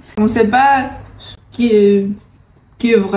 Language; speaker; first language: French; non-native, fluent; Chinese